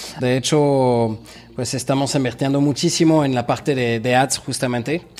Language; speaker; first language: Spanish; non-native, fluent; French